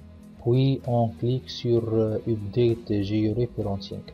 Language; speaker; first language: French; non-native, local second language; Arabic